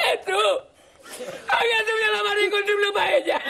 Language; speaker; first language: Spanish; native; Spanish